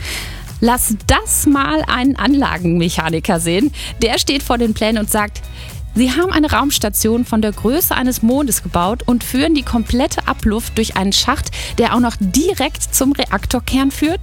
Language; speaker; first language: German; native; German